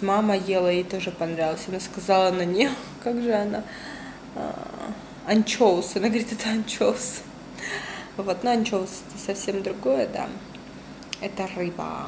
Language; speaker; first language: Russian; native; Russian